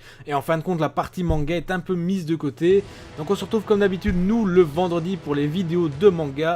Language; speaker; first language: French; native; French